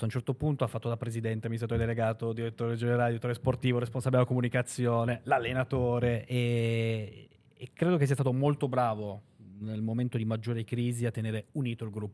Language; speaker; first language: Italian; native; Italian